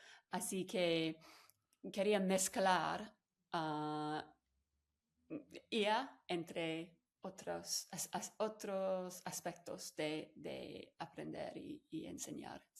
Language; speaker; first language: Spanish; non-native, fluent; English